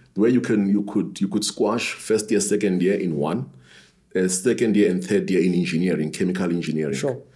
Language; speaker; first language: English; non-native, local second language; Xhosa